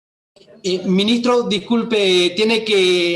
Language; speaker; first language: Spanish; native; Spanish